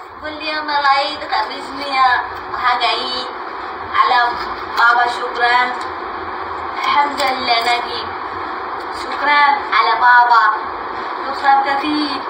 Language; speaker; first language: Arabic; non-native, learner; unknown